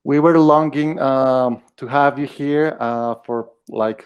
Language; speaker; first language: English; non-native, fluent; Spanish